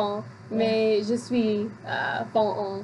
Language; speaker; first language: French; non-native, learner; English